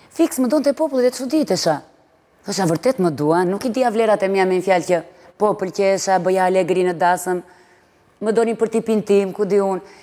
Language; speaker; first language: Albanian; early bilingual, heritage; Albanian